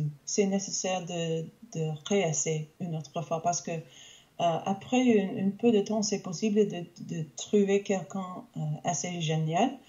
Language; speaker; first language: French; non-native, local second language; English